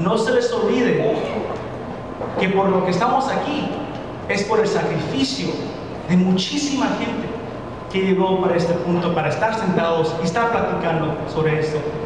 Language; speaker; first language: Spanish; early bilingual, heritage; Spanish